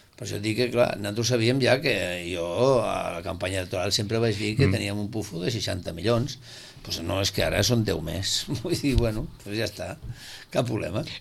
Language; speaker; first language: Catalan; native; Catalan